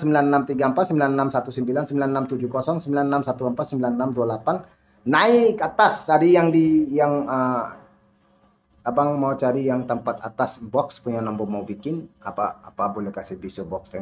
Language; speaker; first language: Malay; non-native, learner; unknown